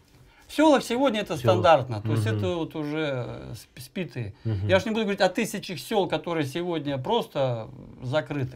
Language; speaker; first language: Russian; native; Russian